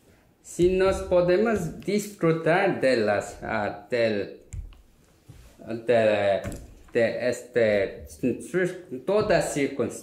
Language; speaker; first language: Spanish; non-native, learner; Korean